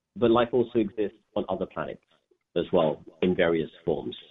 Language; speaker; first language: English; native; English